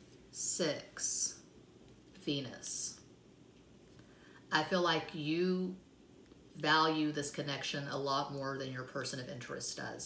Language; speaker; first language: English; native; English